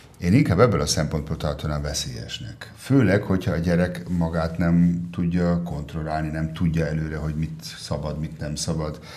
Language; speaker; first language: Hungarian; early bilingual, heritage; Hungarian